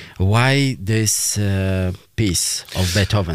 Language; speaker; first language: English; non-native, learner; Polish